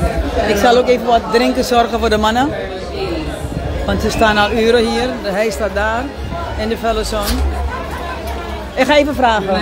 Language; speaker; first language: Dutch; native; Dutch